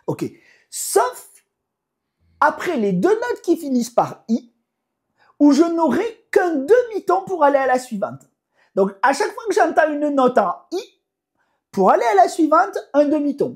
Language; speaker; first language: French; native; French